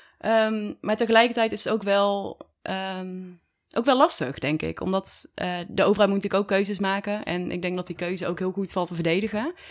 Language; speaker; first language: Dutch; native; Dutch